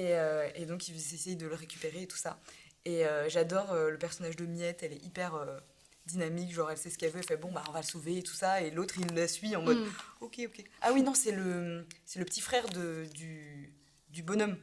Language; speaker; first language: French; native; French